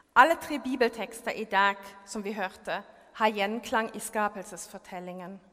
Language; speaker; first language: Norwegian; non-native, fluent; German